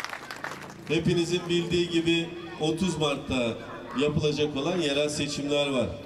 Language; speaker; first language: Turkish; native; Turkish